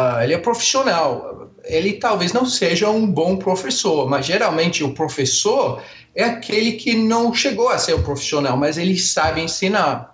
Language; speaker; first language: Portuguese; non-native, fluent; English